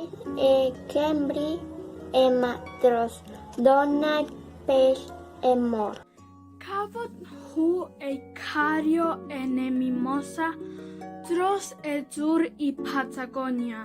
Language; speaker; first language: Welsh; non-native, learner; Spanish